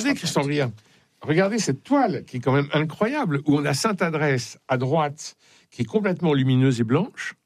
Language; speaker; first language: French; native; French